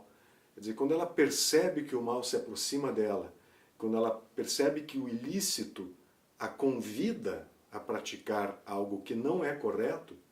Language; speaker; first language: Portuguese; native; Portuguese